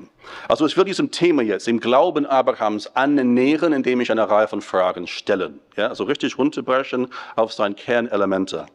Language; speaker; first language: German; non-native, fluent; English